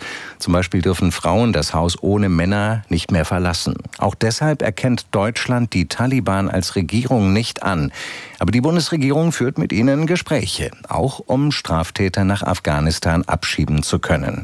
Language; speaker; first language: German; native; German